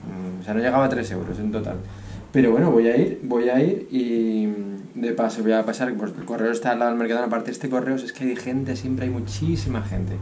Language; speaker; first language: Spanish; native; Spanish